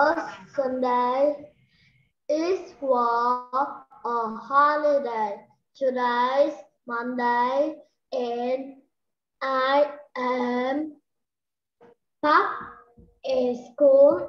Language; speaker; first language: English; non-native, learner; Vietnamese